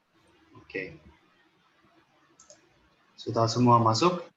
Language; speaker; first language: Indonesian; non-native, learner; Korean